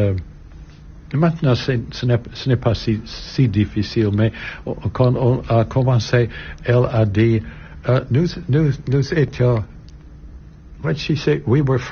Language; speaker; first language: French; non-native, learner; English